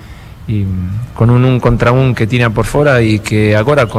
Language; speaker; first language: Portuguese; non-native, fluent; Spanish